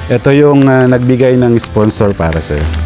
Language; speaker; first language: Filipino; non-native, local second language; Pampanga